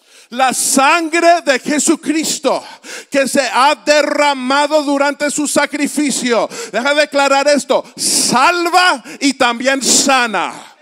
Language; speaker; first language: Spanish; native; Spanish